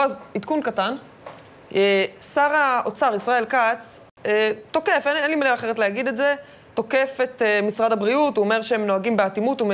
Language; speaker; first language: Hebrew; native; Hebrew